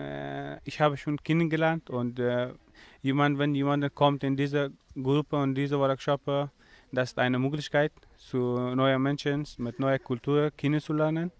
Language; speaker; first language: German; non-native, learner; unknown